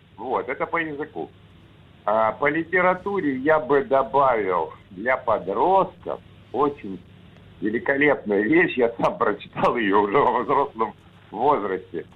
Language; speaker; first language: Russian; native; Russian